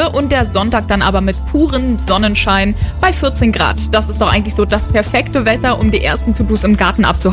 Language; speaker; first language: German; native; German